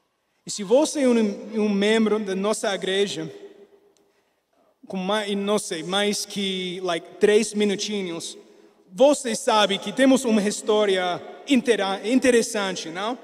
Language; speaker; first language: Portuguese; non-native, learner; English